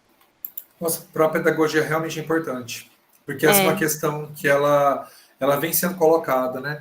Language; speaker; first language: Portuguese; native; Portuguese